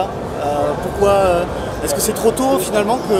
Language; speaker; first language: French; native; French